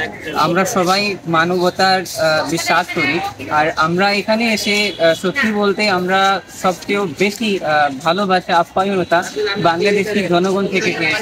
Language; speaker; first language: Bangla; non-native, fluent; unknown